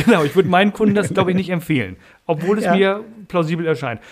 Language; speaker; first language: German; native; German